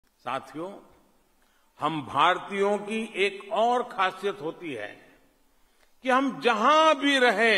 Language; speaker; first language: Hindi; non-native, local second language; Gujarati